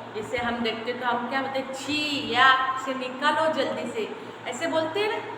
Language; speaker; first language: Hindi; non-native, local second language; Marathi